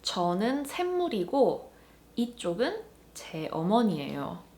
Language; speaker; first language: Korean; early bilingual, heritage; Korean